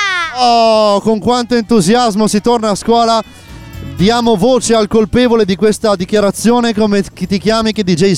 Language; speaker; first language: Italian; native; Italian